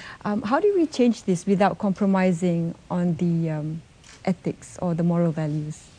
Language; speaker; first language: English; non-native, local second language; Malay